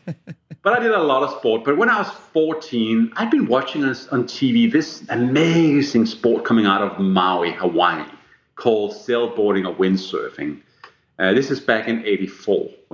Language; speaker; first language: English; non-native, fluent; Danish